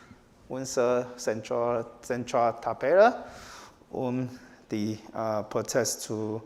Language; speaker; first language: German; non-native, fluent; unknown